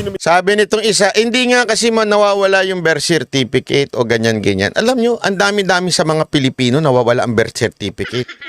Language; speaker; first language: Filipino; native; Filipino